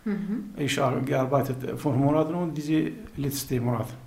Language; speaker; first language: German; non-native, learner; Kurdish